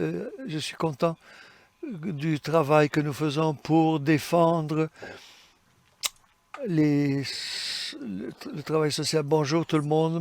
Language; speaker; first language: French; non-native, fluent; English